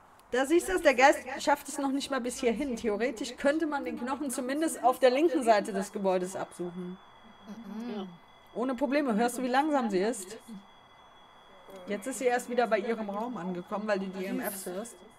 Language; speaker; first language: German; native; German